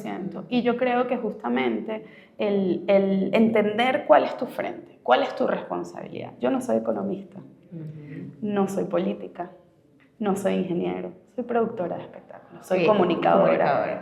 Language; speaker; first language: Spanish; native; Spanish